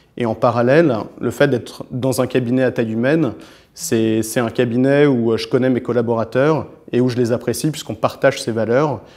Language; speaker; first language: French; native; French